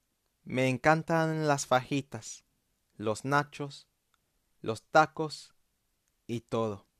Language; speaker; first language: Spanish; non-native, fluent; English